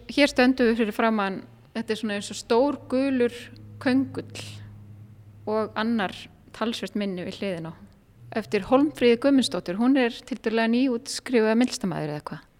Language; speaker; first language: Icelandic; native; Icelandic